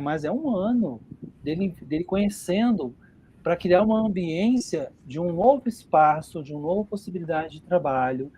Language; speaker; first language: Portuguese; native; Portuguese